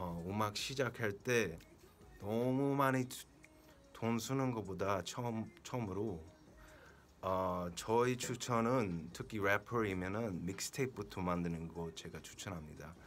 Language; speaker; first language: Korean; early bilingual, heritage; Korean